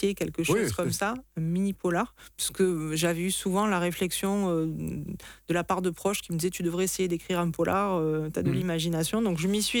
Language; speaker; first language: French; native; French